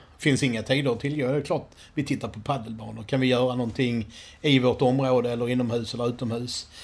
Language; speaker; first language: Swedish; native; Swedish